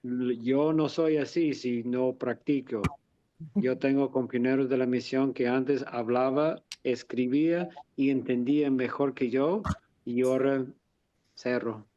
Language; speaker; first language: Spanish; non-native, fluent; English